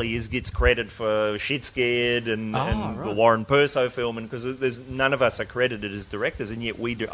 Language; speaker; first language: English; native; English